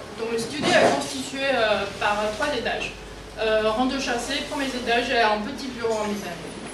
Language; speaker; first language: French; non-native, fluent; Chinese